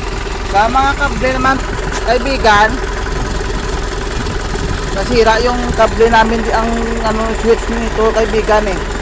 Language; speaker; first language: Filipino; non-native, local second language; Cebuano